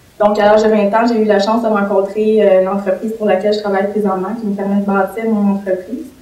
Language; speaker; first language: French; native; French